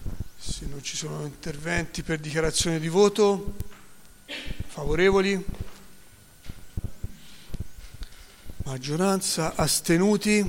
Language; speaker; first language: Italian; native; Italian